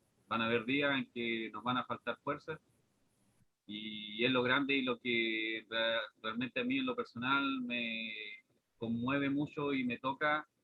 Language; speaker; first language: Spanish; native; Spanish